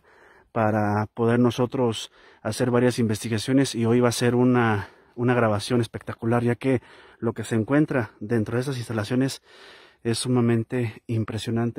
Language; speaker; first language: Spanish; native; Spanish